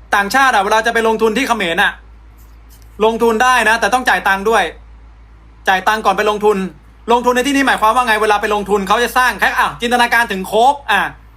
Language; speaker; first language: Thai; native; Thai